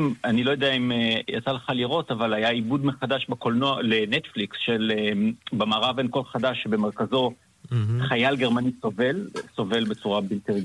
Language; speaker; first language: Hebrew; native; Hebrew